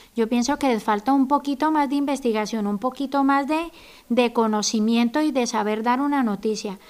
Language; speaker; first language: Spanish; native; Spanish